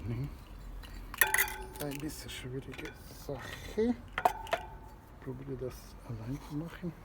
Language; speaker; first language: German; non-native, learner; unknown